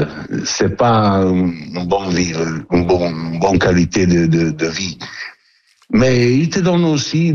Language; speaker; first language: French; non-native, fluent; Italian